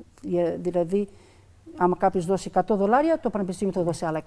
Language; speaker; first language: Greek; early bilingual, other home language; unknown